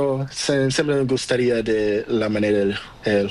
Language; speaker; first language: Spanish; non-native, learner; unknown